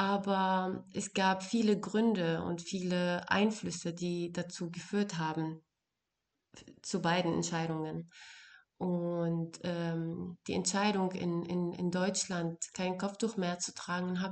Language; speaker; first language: German; non-native, fluent; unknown